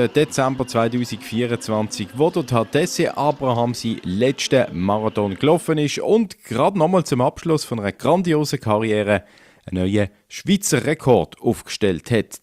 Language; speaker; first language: German; native; German